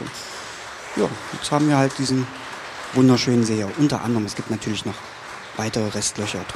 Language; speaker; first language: German; native; German